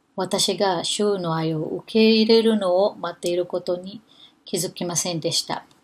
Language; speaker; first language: Japanese; non-native, fluent; Filipino